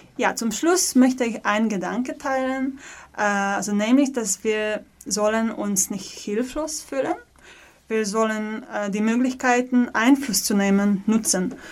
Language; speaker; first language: German; non-native, fluent; Polish